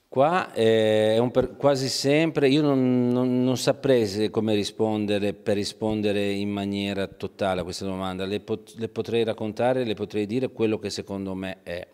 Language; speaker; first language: Italian; native; Italian